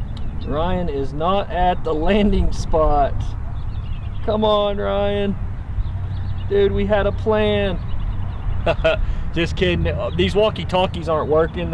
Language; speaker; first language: English; native; English